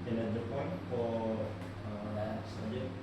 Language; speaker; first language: English; non-native, learner; Malay